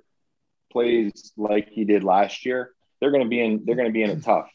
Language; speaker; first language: English; native; English